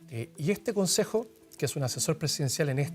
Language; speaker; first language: Spanish; native; Spanish